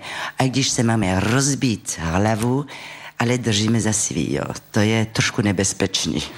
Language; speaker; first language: Czech; non-native, fluent; French